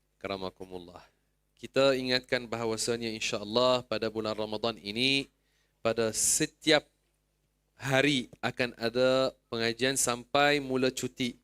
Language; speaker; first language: Malay; non-native, fluent; Arabic